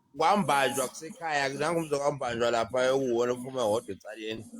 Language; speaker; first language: Zulu; non-native, local second language; Xhosa